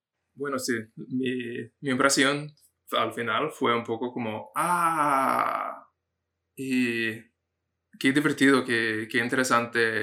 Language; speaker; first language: Spanish; non-native, fluent; English